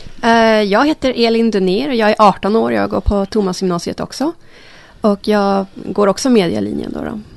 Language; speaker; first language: Swedish; native; Swedish